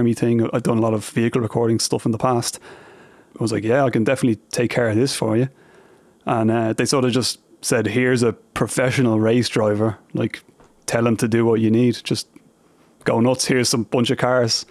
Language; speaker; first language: English; native; English